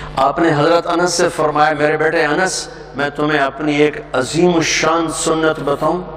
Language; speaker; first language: Urdu; non-native, local second language; Punjabi